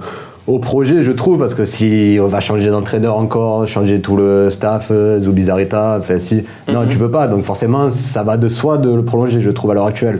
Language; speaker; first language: French; native; French